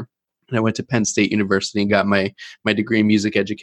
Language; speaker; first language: English; native; English